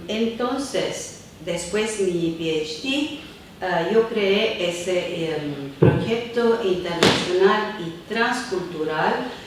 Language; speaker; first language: Spanish; non-native, fluent; Italian